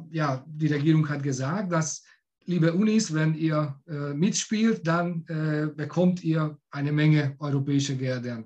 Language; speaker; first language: German; non-native, fluent; Hungarian